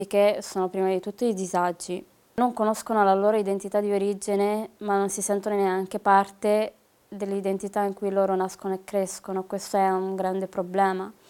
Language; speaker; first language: Italian; early bilingual, other home language; Arabic